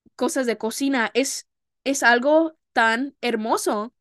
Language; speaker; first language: Spanish; early bilingual, heritage; Spanish